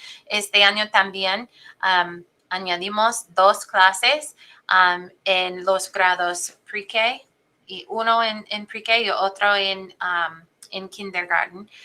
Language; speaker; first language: Spanish; non-native, fluent; English